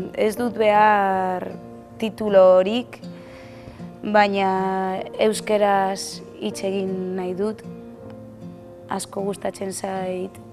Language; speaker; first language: Basque; non-native, local second language; Spanish